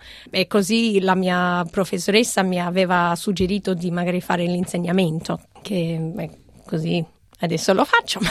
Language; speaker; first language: Italian; non-native, fluent; English